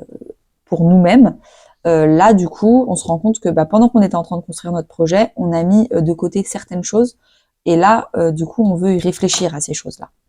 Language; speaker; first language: French; native; French